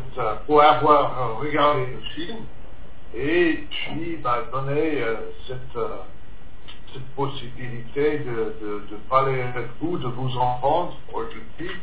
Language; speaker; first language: French; non-native, fluent; English